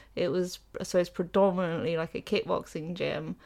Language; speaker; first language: English; native; English